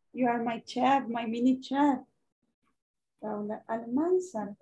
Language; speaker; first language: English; non-native, learner; Spanish